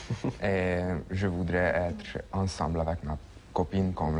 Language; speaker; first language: French; non-native, learner; Hungarian